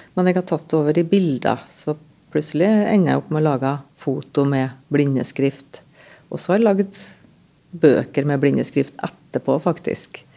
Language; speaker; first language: Norwegian; native; Norwegian